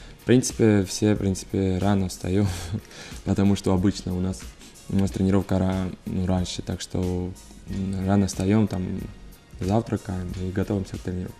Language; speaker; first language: Russian; non-native, learner; Georgian